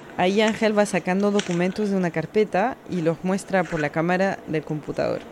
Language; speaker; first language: Spanish; non-native, fluent; French